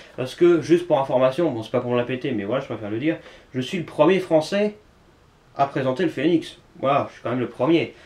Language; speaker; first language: French; native; French